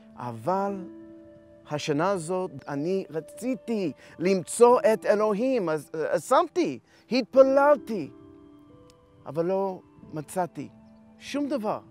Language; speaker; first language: Hebrew; non-native, fluent; English